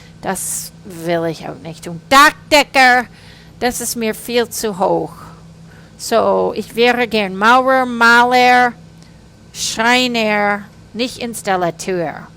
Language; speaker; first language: German; non-native, fluent; English